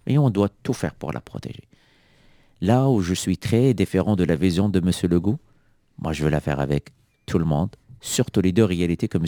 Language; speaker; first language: French; non-native, local second language; Arabic